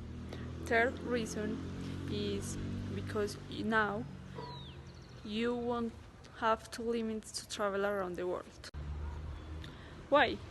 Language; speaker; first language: English; non-native, learner; Spanish